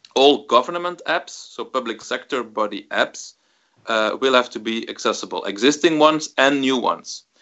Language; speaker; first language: English; non-native, fluent; Dutch